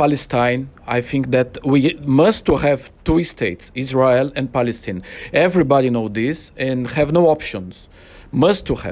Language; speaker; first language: English; non-native, learner; Portuguese